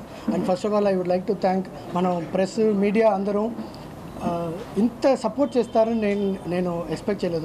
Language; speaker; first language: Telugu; non-native, local second language; Tamil